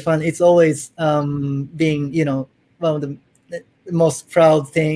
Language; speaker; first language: English; non-native, fluent; Japanese